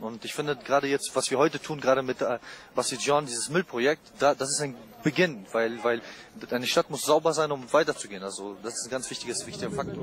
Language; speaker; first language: German; early bilingual, other home language; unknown